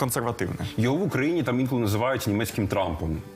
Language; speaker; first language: Ukrainian; native; Ukrainian